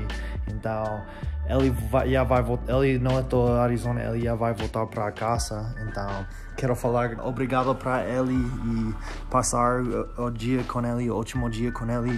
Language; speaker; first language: Portuguese; non-native, fluent; English